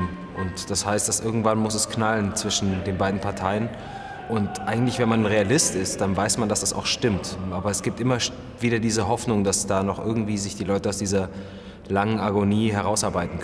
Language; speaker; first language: German; native; German